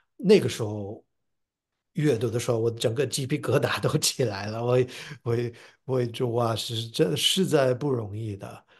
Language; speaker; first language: Chinese; non-native, fluent; English